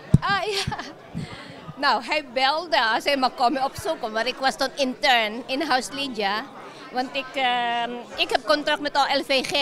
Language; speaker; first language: Dutch; non-native, fluent; Filipino